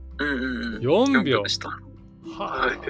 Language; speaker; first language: Japanese; non-native, learner; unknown